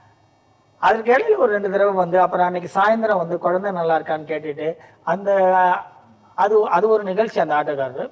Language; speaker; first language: Tamil; native; Tamil